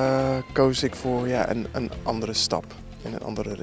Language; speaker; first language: Dutch; non-native, fluent; English